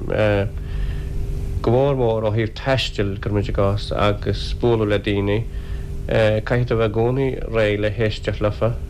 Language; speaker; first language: Irish; native; Irish